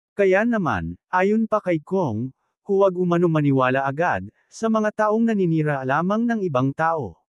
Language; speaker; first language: Filipino; native; Filipino